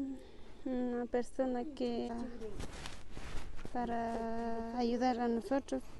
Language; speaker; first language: Spanish; non-native, local second language; Quechua